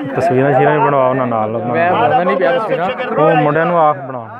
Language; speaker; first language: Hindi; non-native, local second language; Punjabi